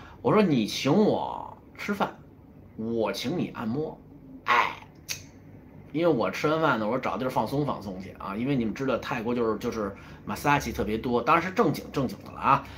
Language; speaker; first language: Chinese; native; Chinese